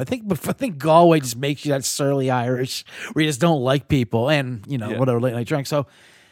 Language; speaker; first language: English; native; English